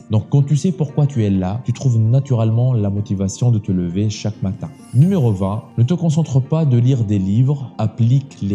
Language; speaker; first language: French; native; French